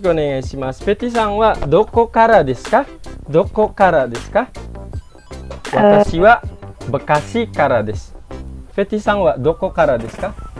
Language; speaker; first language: Japanese; non-native, fluent; Indonesian